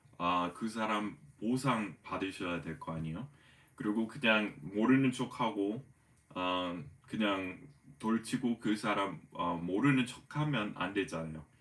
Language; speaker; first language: Korean; non-native, fluent; English